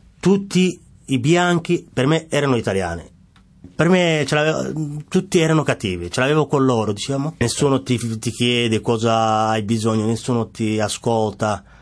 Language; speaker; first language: Italian; non-native, fluent; Somali